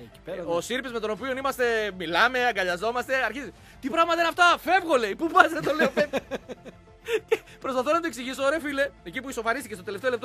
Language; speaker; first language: Greek; native; Greek